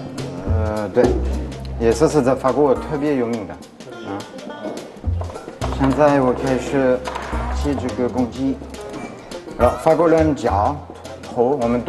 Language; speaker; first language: Chinese; non-native, learner; French